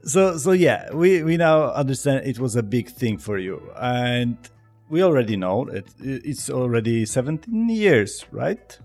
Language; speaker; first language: English; non-native, fluent; Polish